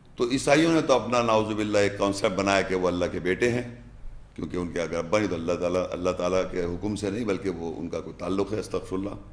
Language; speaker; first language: Urdu; native; Urdu